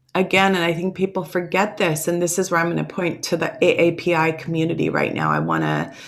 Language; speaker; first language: English; early bilingual, other home language; Italian